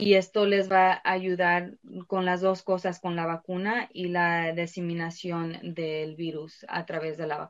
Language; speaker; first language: Spanish; early bilingual, heritage; Spanish